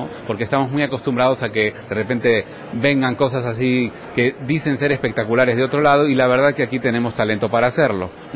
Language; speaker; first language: Spanish; native; Spanish